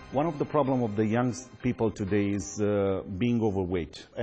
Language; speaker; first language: English; non-native, fluent; Romanian